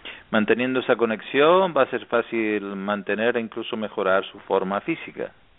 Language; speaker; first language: Spanish; native; Spanish